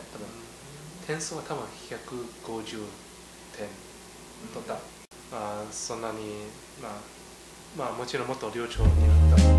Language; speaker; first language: Japanese; non-native, learner; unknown